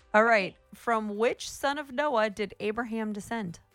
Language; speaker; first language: English; native; English